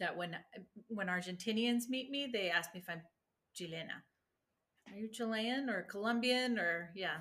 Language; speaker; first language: English; early bilingual, other home language; Spanish